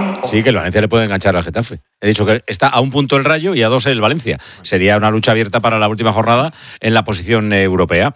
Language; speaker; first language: Spanish; native; Spanish